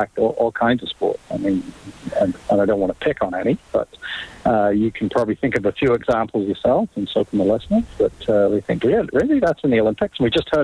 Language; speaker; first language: English; native; English